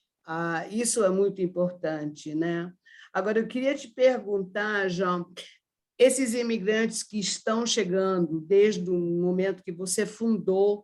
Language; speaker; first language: Portuguese; early bilingual, other home language; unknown